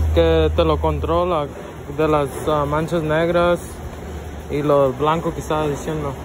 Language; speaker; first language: Spanish; early bilingual, other home language; English